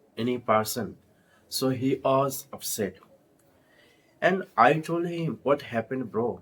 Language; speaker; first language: English; non-native, learner; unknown